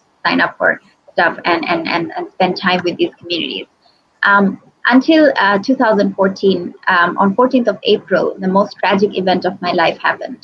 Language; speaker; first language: English; non-native, local second language; Bangla